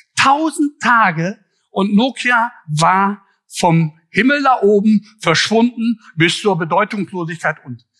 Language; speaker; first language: German; native; German